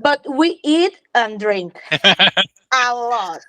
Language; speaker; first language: English; non-native, learner; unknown